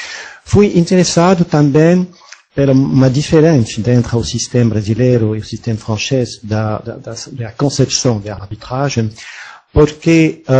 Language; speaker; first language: Portuguese; non-native, fluent; French